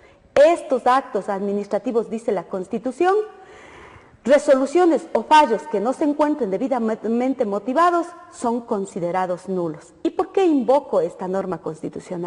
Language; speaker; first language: Spanish; native; Spanish